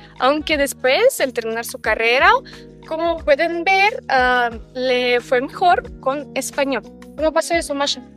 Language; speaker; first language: Spanish; non-native, fluent; Russian